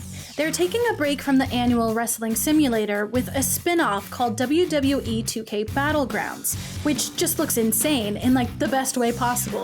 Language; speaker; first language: English; native; English